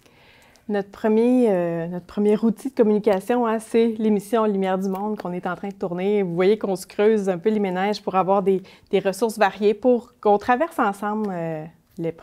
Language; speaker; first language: French; native; French